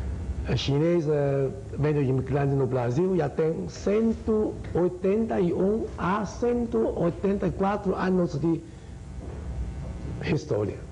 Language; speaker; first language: Portuguese; non-native, learner; Chinese